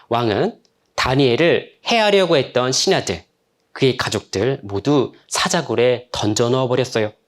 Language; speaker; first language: Korean; native; Korean